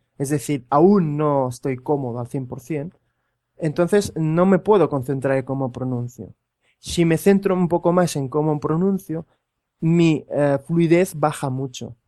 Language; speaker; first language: Spanish; native; Spanish